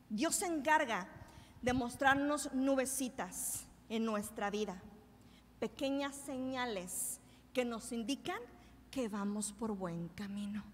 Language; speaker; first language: Spanish; native; Spanish